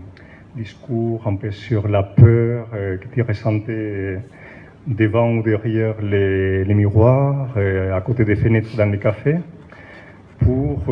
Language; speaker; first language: French; native; French